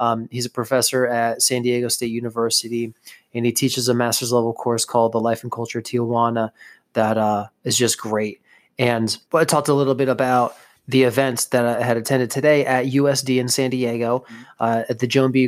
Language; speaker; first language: English; native; English